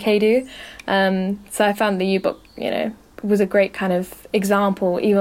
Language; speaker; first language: English; native; English